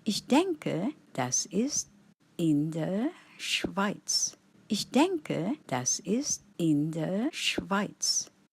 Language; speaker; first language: German; non-native, fluent; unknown